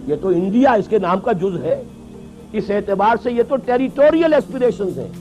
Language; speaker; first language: Urdu; native; Urdu